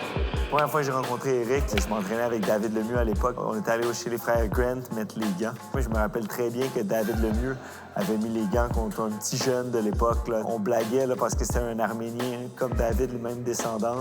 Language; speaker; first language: French; native; French